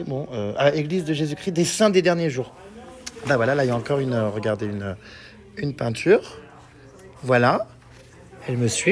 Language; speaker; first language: French; native; French